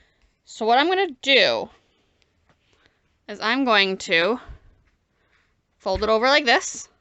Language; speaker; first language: English; native; English